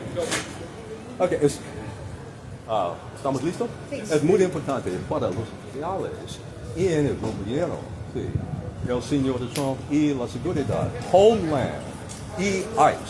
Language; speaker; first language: Spanish; non-native, learner; English